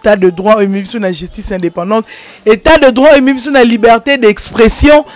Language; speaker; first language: French; non-native, local second language; Lingala